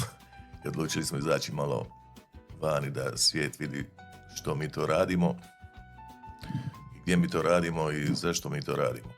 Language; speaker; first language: Bosnian; native; Bosnian